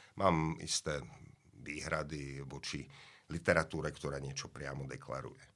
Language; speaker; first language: Slovak; native; Slovak